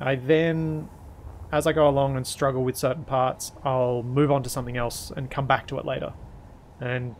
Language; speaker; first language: English; native; English